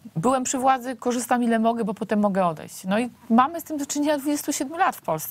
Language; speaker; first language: Polish; native; Polish